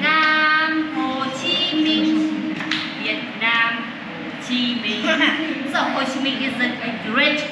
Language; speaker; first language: English; non-native, learner; Vietnamese